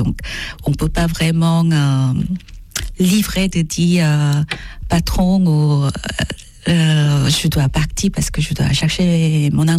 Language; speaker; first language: French; non-native, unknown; Korean